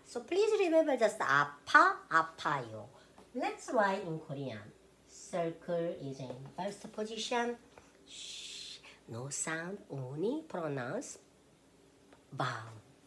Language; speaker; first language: English; non-native, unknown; Korean